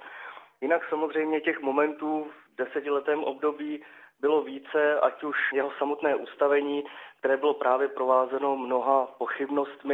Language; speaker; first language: Czech; native; Czech